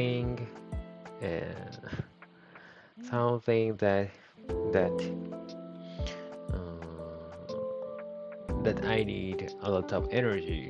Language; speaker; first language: English; non-native, learner; Japanese